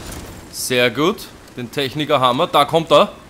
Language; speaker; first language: German; native; German